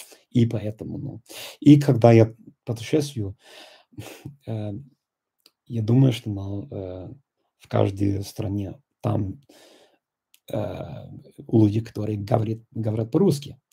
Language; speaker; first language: Russian; non-native, fluent; English